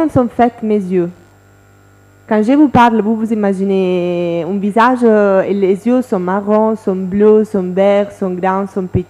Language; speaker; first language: French; non-native, fluent; Italian